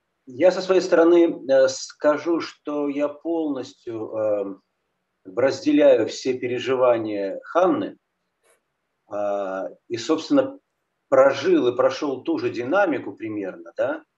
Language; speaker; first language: Russian; native; Russian